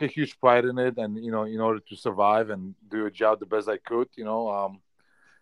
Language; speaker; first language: English; non-native, fluent; Polish